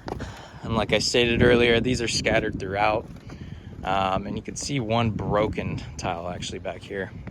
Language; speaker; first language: English; native; English